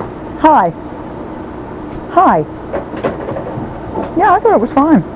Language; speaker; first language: English; native; English